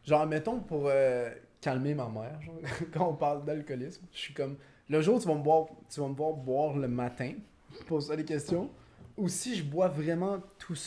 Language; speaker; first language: French; native; French